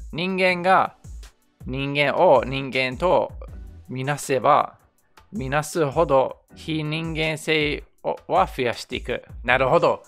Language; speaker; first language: Japanese; non-native, fluent; English